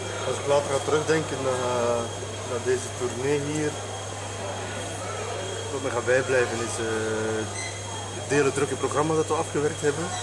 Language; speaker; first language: Dutch; non-native, fluent; French